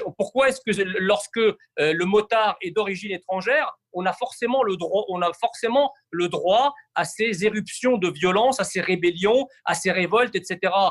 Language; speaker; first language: French; early bilingual, other home language; Arabic